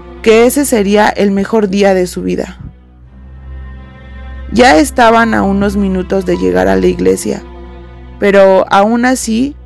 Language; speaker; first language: Spanish; native; Spanish